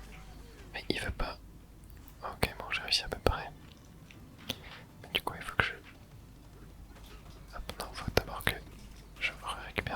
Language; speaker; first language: French; native; French